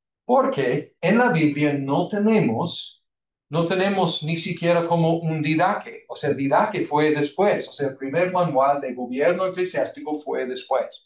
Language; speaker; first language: Spanish; non-native, fluent; English